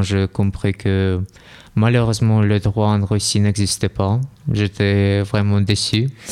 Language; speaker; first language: French; non-native, learner; Russian